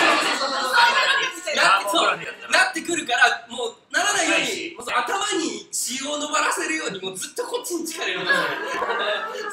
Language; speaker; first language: Japanese; native; Japanese